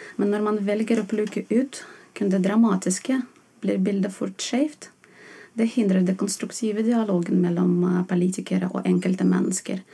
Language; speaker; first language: Norwegian; non-native, fluent; Russian